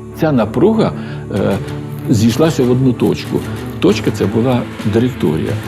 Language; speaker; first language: Ukrainian; native; Ukrainian